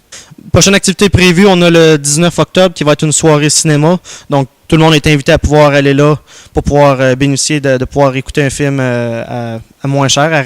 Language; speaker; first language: French; native; French